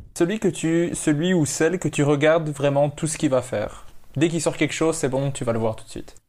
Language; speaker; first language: French; native; French